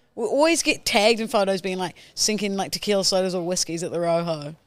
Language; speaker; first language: English; native; English